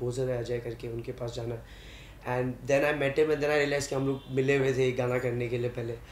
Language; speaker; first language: English; non-native, local second language; Hindi